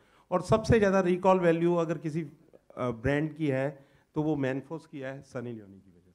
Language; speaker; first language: Hindi; native; Hindi